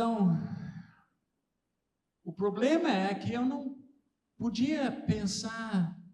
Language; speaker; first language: Portuguese; non-native, fluent; English